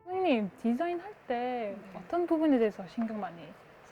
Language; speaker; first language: Korean; non-native, fluent; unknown